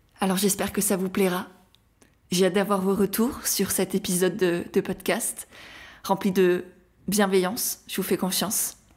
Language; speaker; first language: French; native; French